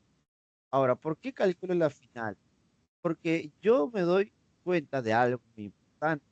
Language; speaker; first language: Spanish; native; Spanish